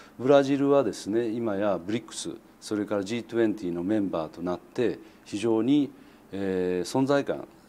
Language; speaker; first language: Japanese; native; Japanese